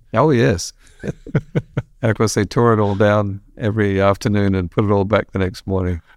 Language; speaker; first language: English; native; English